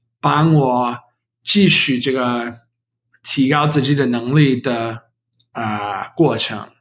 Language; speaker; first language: Chinese; non-native, learner; English